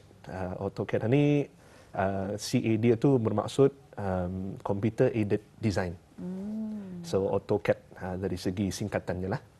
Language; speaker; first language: Malay; native; Malay